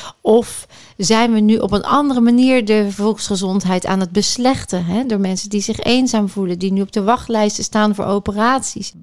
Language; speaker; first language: Dutch; native; Dutch